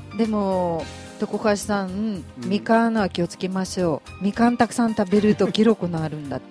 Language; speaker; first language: Japanese; non-native, fluent; Russian